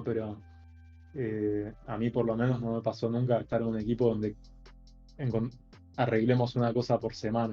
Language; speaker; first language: Spanish; native; Spanish